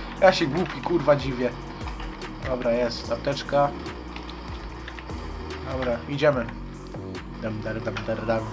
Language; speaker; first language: Polish; native; Polish